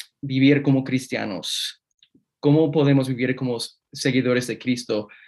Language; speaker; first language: Spanish; non-native, fluent; English